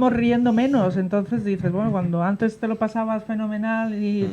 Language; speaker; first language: Spanish; native; Spanish